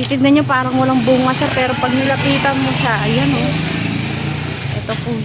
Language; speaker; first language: Filipino; native; Filipino